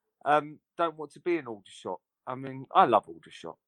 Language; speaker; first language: English; native; English